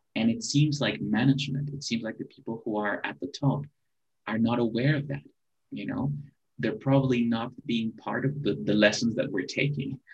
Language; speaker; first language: English; non-native, fluent; Spanish